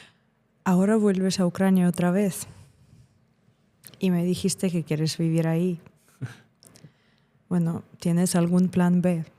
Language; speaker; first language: Spanish; non-native, fluent; Ukrainian